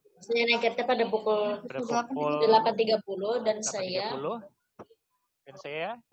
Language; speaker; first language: Indonesian; non-native, learner; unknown